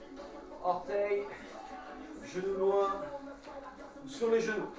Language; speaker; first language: French; native; French